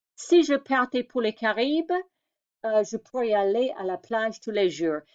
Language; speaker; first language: French; non-native, fluent; English